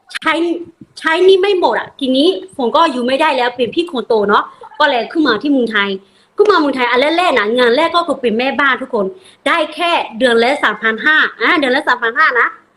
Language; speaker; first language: Thai; non-native, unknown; Burmese